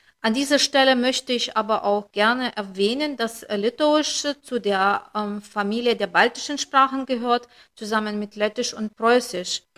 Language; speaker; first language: German; non-native, fluent; Lithuanian